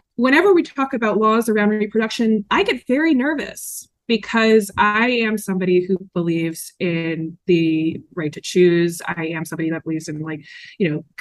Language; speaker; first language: English; native; English